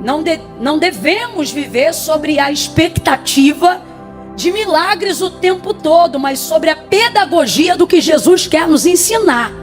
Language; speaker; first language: Portuguese; native; Portuguese